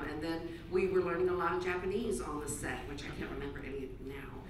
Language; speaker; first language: English; native; English